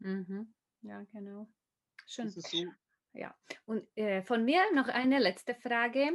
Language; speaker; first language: German; non-native, fluent; Slovak